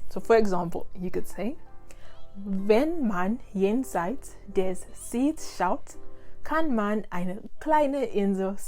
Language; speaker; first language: German; non-native, learner; English